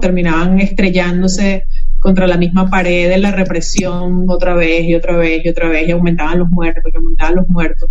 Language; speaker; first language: Spanish; native; Spanish